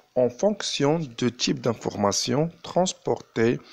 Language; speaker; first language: French; non-native, local second language; Arabic